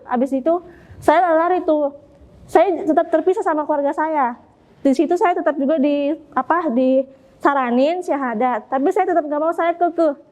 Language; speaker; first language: Indonesian; native; Indonesian